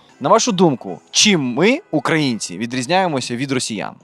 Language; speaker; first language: Ukrainian; native; Ukrainian